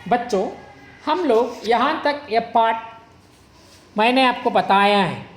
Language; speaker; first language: Hindi; non-native, local second language; Kannada